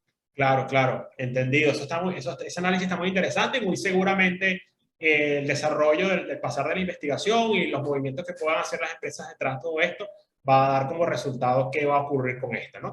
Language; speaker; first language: Spanish; native; Spanish